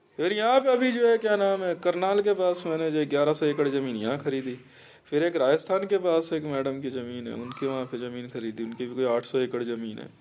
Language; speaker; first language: Hindi; native; Hindi